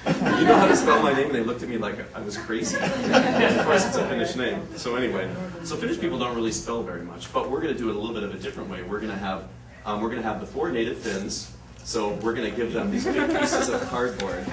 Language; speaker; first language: English; native; English